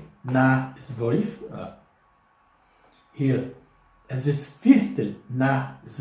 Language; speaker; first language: German; non-native, fluent; English